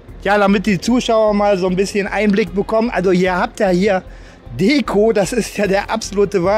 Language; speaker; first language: German; native; German